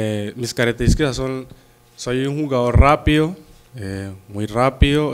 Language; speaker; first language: Portuguese; non-native, learner; Spanish